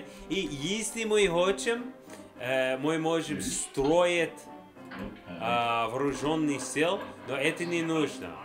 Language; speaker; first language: Russian; non-native, learner; English